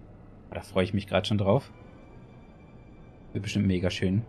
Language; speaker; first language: German; native; German